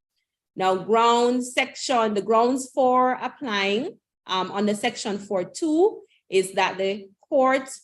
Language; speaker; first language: English; native; English